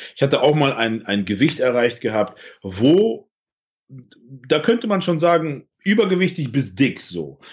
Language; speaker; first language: German; early bilingual, other home language; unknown